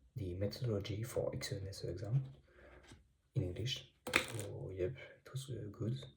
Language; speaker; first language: English; non-native, fluent; French